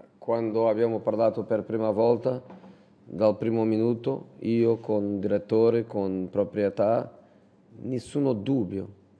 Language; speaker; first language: Italian; non-native, fluent; Portuguese